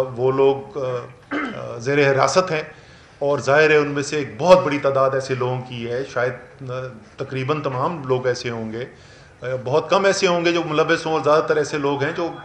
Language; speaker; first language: Urdu; native; Urdu